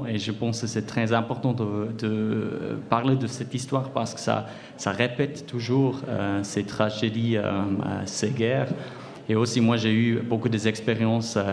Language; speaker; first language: French; non-native, fluent; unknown